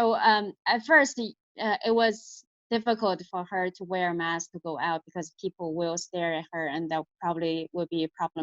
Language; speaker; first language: English; non-native, fluent; Chinese